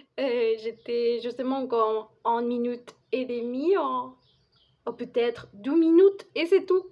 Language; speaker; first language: French; non-native, fluent; Spanish